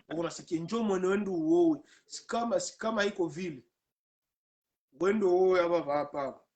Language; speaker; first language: Swahili; native; Swahili